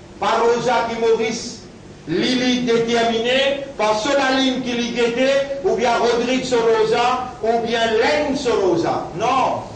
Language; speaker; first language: French; non-native, local second language; Morisyen